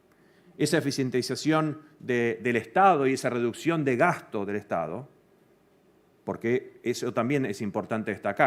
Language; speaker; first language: Spanish; native; Spanish